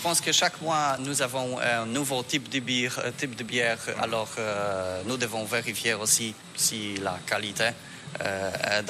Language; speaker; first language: French; non-native, fluent; Polish